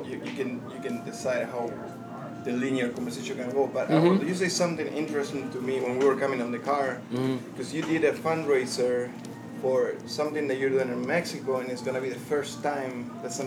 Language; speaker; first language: English; non-native, fluent; Spanish